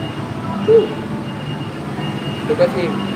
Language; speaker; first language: English; non-native, learner; Vietnamese